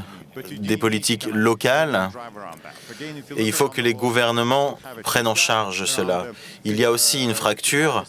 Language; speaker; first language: French; native; French